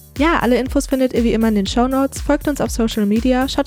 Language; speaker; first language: German; native; German